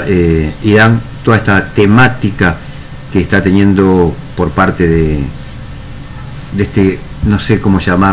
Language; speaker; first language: Spanish; native; Spanish